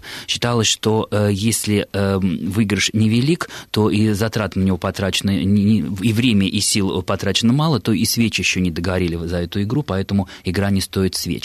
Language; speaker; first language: Russian; native; Russian